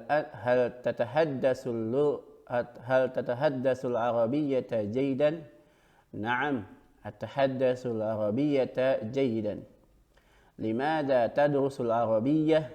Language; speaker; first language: Arabic; non-native, fluent; Indonesian